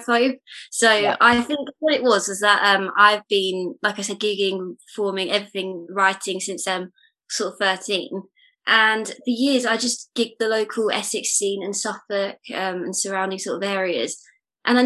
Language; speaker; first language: English; native; English